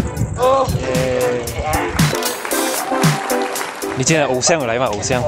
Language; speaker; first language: Chinese; native; Chinese